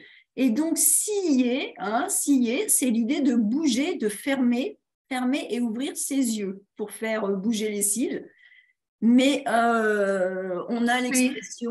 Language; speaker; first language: French; native; French